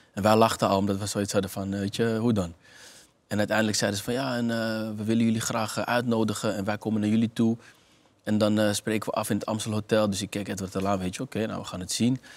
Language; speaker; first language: Dutch; native; Dutch